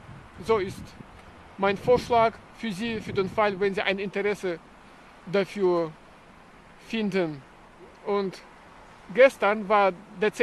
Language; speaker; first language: German; non-native, fluent; Russian